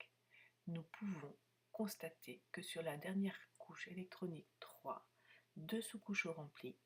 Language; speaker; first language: French; native; French